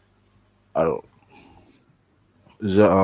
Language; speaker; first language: French; non-native, learner; English